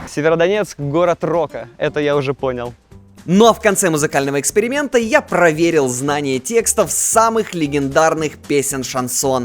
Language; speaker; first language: Russian; native; Russian